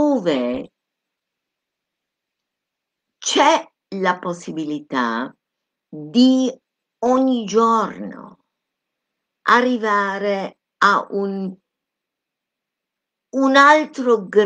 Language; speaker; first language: Italian; non-native, fluent; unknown